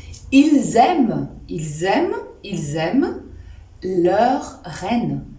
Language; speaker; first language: French; non-native, fluent; Spanish